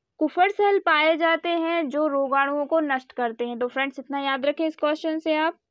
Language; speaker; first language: Hindi; native; Hindi